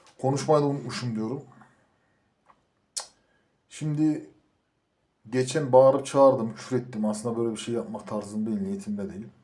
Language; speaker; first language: Turkish; native; Turkish